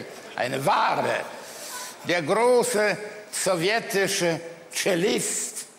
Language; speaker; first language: German; early bilingual, other home language; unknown